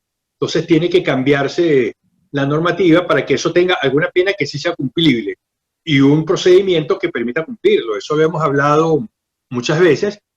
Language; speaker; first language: Spanish; native; Spanish